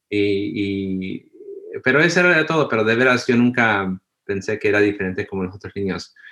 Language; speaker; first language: Spanish; early bilingual, heritage; Spanish